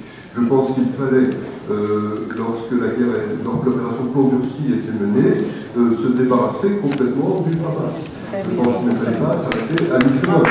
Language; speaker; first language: French; native; French